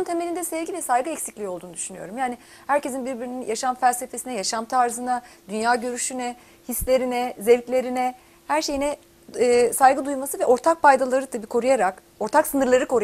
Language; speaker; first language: Turkish; native; Turkish